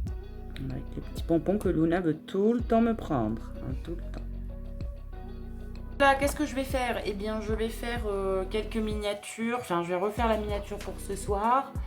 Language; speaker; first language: French; native; French